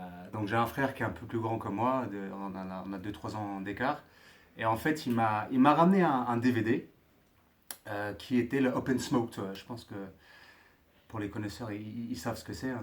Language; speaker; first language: French; native; French